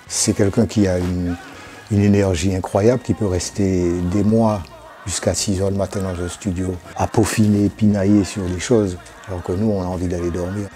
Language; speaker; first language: French; native; French